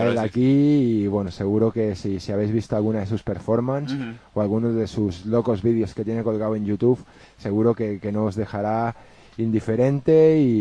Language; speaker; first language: Spanish; native; Spanish